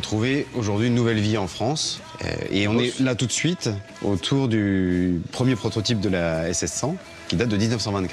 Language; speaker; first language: French; native; French